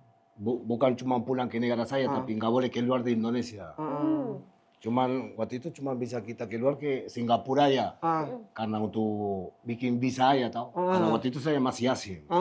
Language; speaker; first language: Indonesian; non-native, fluent; Spanish